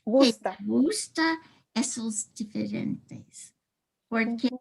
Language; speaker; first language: Spanish; early bilingual, heritage; English